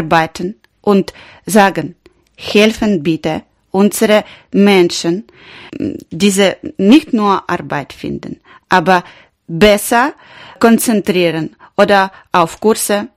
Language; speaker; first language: German; non-native, learner; Ukrainian